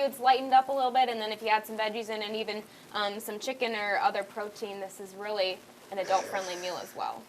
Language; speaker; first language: English; native; English